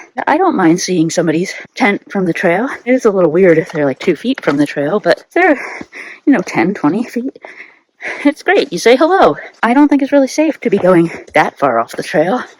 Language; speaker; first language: English; native; English